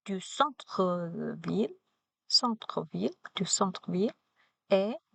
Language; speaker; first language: French; non-native, learner; Chinese